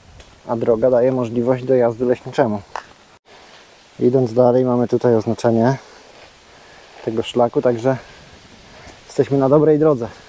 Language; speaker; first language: Polish; native; Polish